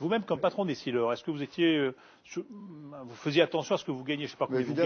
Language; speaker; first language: French; native; French